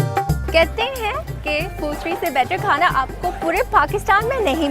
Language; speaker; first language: Hindi; non-native, fluent; Chinese